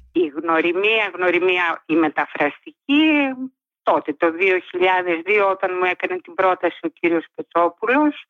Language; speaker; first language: Greek; native; Greek